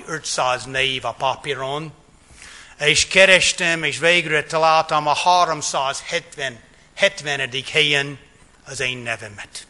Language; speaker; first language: Hungarian; non-native, fluent; English